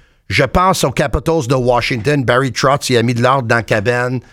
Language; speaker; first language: French; native; French